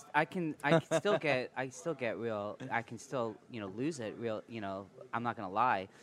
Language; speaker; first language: English; native; English